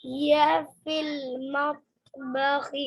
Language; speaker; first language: Arabic; non-native, learner; Urdu